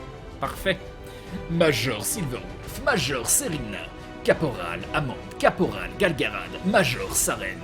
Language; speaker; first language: French; native; French